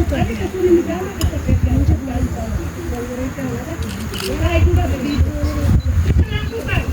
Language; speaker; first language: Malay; non-native, local second language; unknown